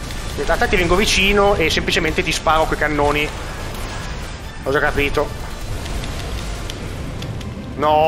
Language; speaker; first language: Italian; native; Italian